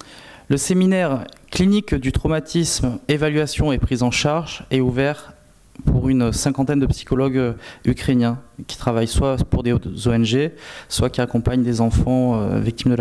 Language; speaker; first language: French; native; French